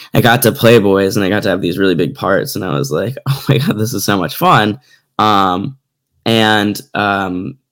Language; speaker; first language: English; native; English